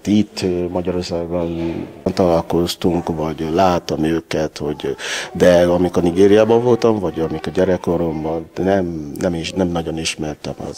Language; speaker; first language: Hungarian; non-native, learner; Yoruba